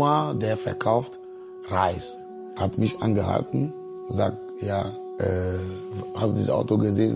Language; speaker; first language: German; non-native, fluent; Ewe